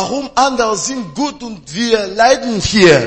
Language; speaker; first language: German; non-native, learner; French